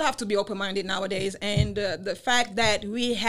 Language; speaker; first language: English; non-native, fluent; Wolof